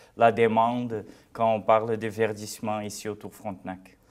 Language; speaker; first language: French; non-native, fluent; Portuguese